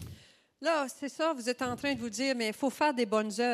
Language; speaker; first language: French; native; French